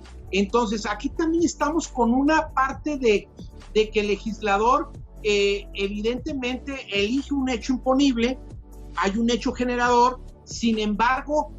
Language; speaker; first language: Spanish; native; Spanish